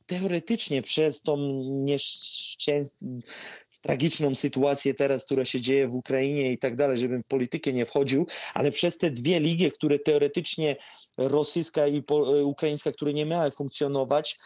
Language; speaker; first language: Polish; non-native, fluent; Serbian